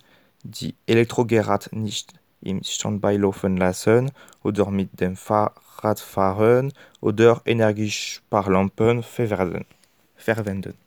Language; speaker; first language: German; non-native, learner; French